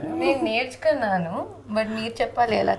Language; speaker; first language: Telugu; non-native, learner; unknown